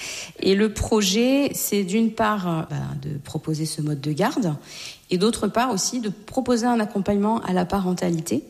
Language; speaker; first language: French; native; French